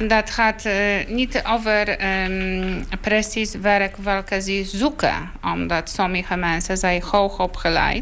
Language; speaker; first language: Dutch; non-native, learner; Polish